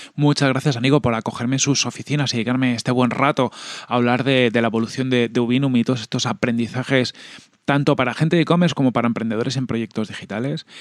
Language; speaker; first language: Spanish; native; Spanish